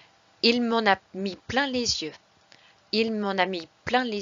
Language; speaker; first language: French; non-native, fluent; English